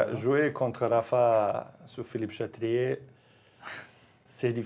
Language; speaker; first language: French; non-native, fluent; Croatian